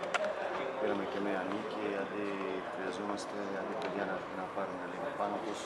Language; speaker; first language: Greek; non-native, fluent; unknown